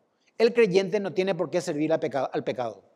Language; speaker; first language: Spanish; native; Spanish